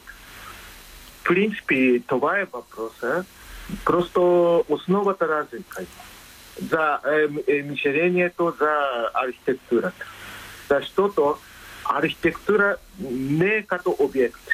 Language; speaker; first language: Bulgarian; non-native, learner; Japanese